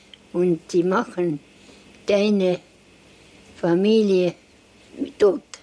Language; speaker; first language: German; non-native, learner; Estonian